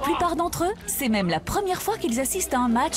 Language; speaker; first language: French; native; French